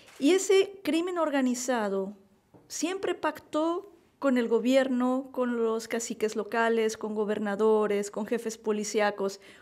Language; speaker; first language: Spanish; native; Spanish